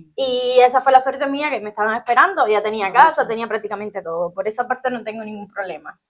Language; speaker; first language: Spanish; native; Spanish